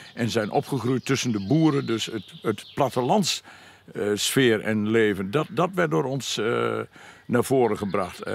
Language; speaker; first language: Dutch; native; Dutch